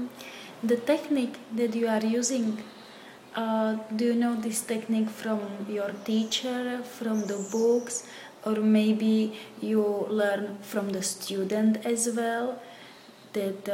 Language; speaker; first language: English; non-native, fluent; Slovak